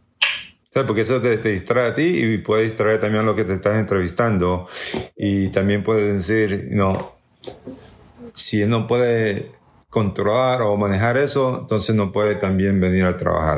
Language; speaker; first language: Spanish; early bilingual, heritage; Spanish